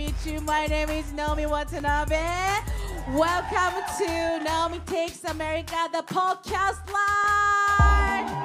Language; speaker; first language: English; non-native, learner; Japanese